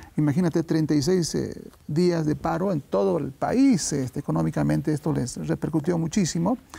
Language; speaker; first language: Spanish; native; Spanish